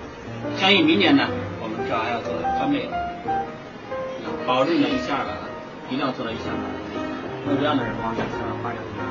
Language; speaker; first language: Chinese; native; Chinese